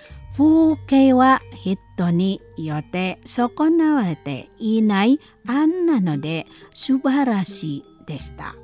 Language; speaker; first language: Japanese; non-native, learner; Indonesian